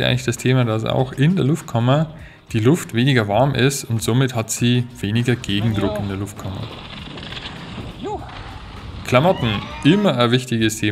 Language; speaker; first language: German; native; German